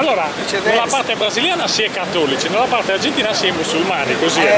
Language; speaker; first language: Italian; native; Italian